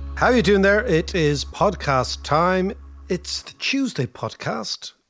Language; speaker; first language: English; native; English